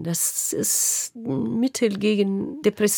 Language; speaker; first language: German; non-native, local second language; Turkish